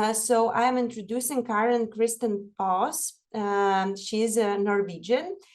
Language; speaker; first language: English; non-native, fluent; Lithuanian